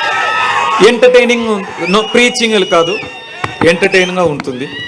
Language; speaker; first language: Telugu; non-native, learner; Tamil